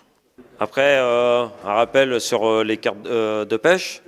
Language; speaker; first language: French; native; French